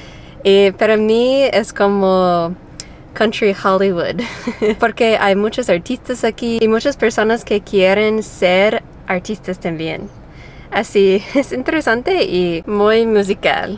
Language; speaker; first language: Spanish; non-native, fluent; English